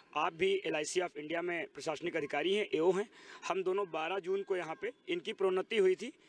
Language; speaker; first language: Hindi; native; Hindi